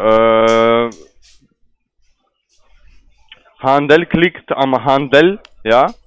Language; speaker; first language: German; non-native, learner; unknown